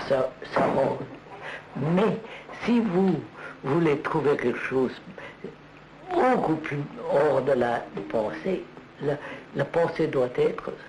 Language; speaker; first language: French; non-native, learner; Telugu